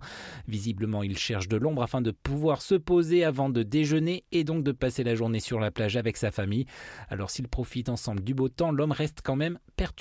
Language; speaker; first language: French; native; French